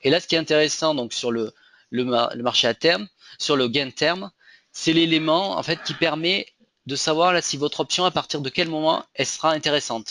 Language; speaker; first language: French; native; French